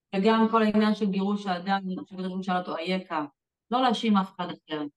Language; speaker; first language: Hebrew; native; Hebrew